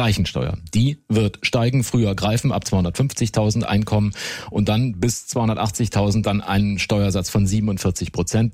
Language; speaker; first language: German; native; German